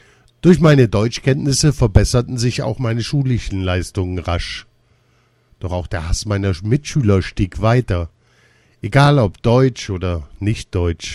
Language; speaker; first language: German; early bilingual, other home language; Russian